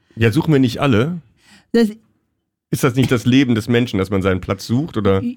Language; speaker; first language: German; native; German